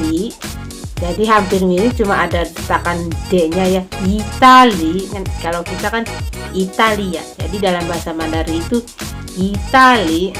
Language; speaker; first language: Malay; non-native, local second language; Javanese